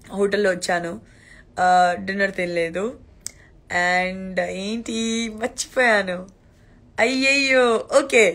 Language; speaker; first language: Telugu; non-native, learner; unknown